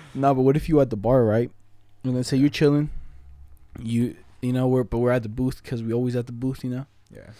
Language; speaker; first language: English; non-native, fluent; Spanish